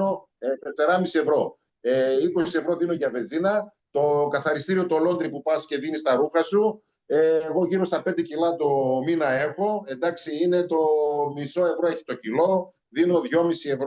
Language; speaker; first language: Greek; native; Greek